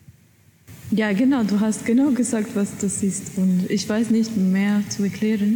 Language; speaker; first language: German; non-native, learner; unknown